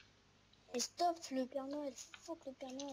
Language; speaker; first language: French; native; French